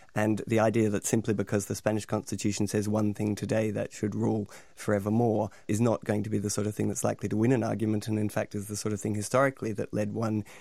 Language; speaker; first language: English; native; English